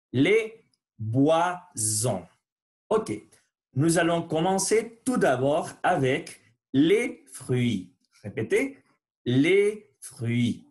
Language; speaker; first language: French; non-native, learner; Spanish